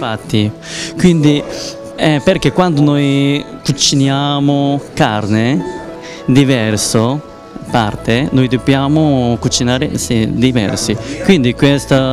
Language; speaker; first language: Italian; non-native, learner; Korean